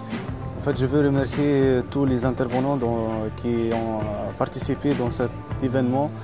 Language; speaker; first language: French; non-native, local second language; Arabic